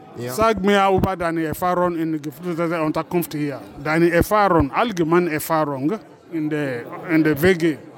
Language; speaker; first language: German; non-native, fluent; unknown